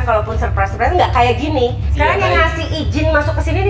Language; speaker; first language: Indonesian; native; Indonesian